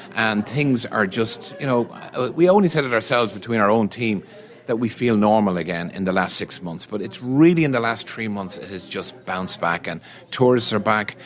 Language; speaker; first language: English; native; English